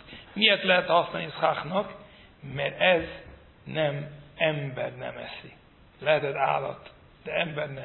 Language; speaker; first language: Hungarian; non-native, fluent; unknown